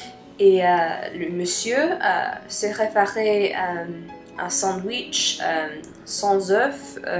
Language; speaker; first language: French; non-native, learner; English